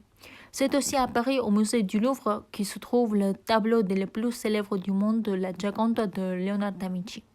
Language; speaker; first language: French; non-native, learner; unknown